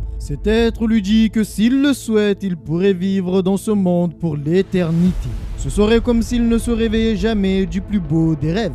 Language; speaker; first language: French; native; French